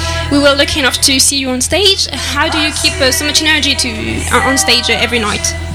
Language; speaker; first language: English; non-native, fluent; French